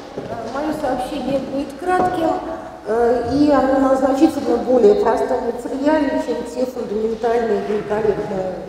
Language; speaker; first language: Russian; native; Russian